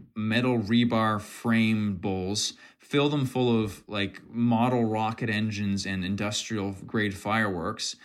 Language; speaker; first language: English; native; English